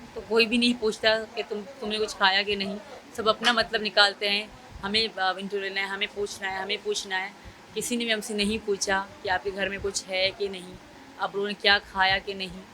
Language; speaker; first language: Urdu; non-native, local second language; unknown